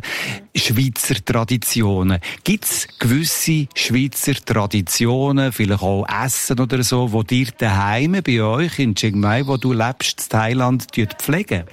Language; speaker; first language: German; native; German